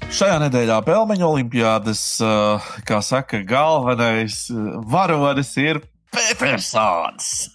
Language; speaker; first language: Latvian; native; Latvian